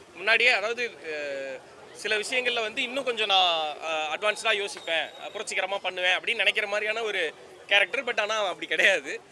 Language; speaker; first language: Tamil; native; Tamil